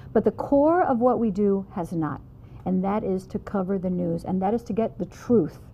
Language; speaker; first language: English; native; English